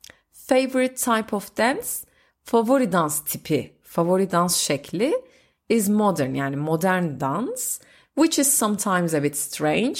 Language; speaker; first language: English; non-native, fluent; Turkish